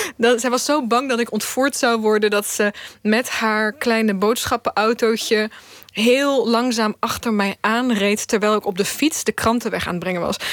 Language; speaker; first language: Dutch; early bilingual, other home language; Bosnian